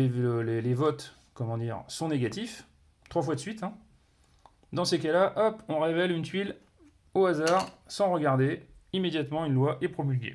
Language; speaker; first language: French; native; French